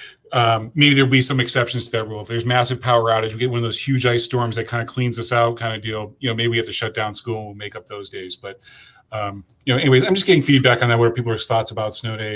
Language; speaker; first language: English; native; English